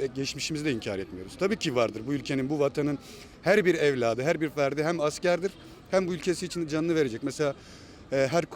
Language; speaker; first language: Turkish; native; Turkish